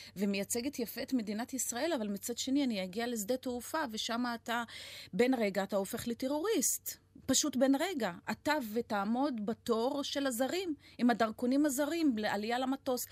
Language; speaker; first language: Hebrew; non-native, local second language; Arabic